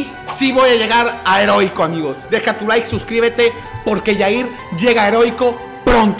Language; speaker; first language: Spanish; native; Spanish